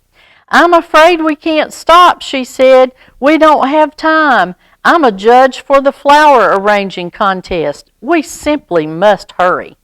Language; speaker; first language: English; native; English